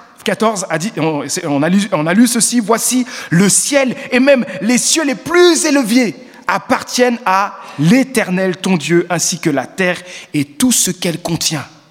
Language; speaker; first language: French; native; French